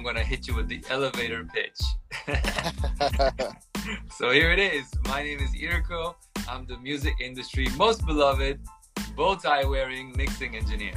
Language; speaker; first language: English; non-native, fluent; Italian